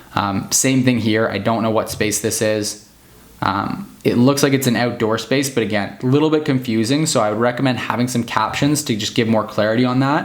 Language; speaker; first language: English; native; English